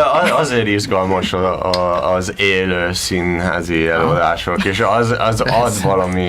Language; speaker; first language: Hungarian; non-native, learner; English